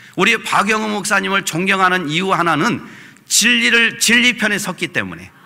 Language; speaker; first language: Korean; native; Korean